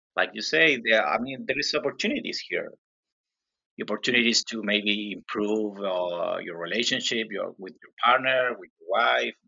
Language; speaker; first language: English; non-native, learner; Spanish